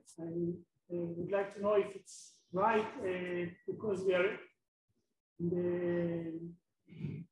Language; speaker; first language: English; non-native, fluent; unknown